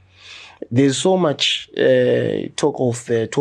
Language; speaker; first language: English; non-native, local second language; Shona